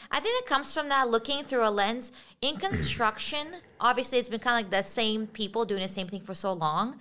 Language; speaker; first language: English; early bilingual, other home language; Russian